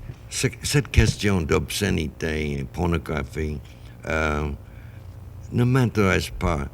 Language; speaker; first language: French; non-native, fluent; English